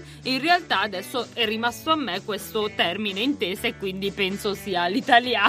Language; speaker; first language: Italian; native; Italian